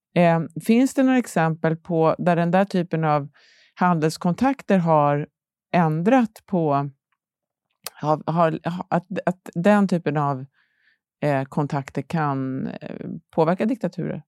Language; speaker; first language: Swedish; native; Swedish